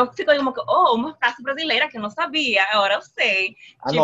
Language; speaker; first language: Portuguese; non-native, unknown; Spanish